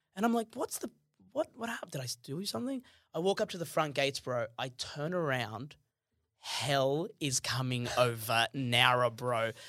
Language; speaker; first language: English; early bilingual, other home language; Arabic